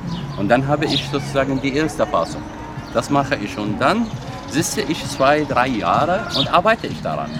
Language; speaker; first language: German; non-native, fluent; Arabic